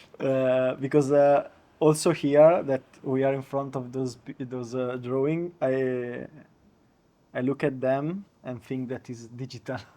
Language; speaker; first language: English; non-native, learner; Italian